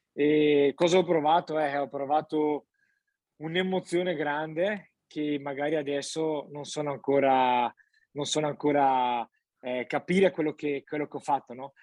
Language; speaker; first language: Italian; native; Italian